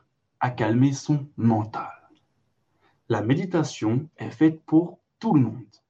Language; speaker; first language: French; native; French